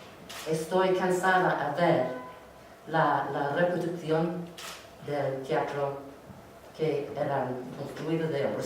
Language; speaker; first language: Spanish; non-native, learner; English